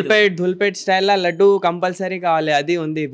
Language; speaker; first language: Telugu; non-native, local second language; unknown